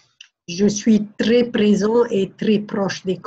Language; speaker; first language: French; non-native, fluent; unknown